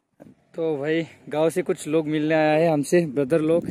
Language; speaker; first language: Hindi; non-native, local second language; Assamese